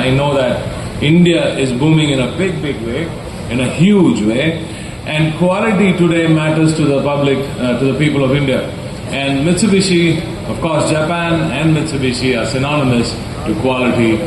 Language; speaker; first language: English; non-native, local second language; Tamil